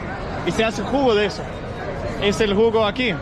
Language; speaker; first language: Spanish; non-native, learner; English